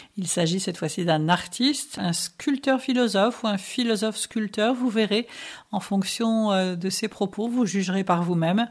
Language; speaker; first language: French; native; French